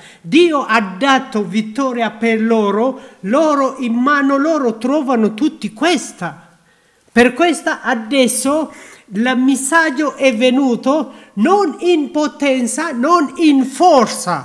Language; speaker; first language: Italian; non-native, learner; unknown